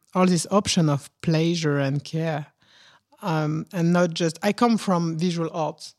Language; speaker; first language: English; non-native, learner; French